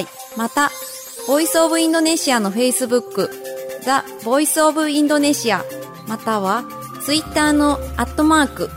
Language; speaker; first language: Japanese; non-native, fluent; Indonesian